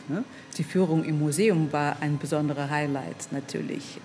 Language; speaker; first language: German; non-native, fluent; Russian